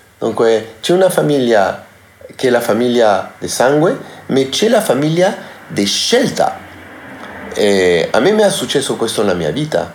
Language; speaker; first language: Italian; non-native, learner; Spanish